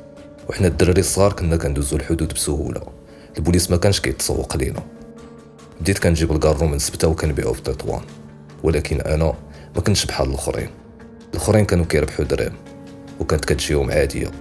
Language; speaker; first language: Arabic; native; Arabic